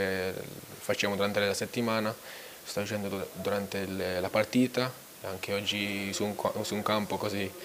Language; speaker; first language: Italian; non-native, fluent; Maltese